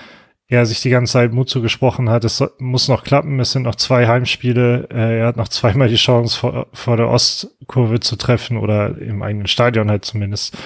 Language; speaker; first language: German; native; German